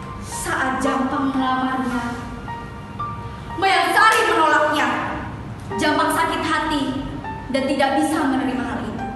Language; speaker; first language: Indonesian; native; Indonesian